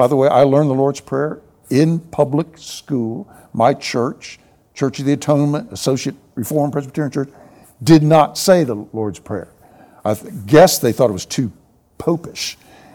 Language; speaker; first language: English; native; English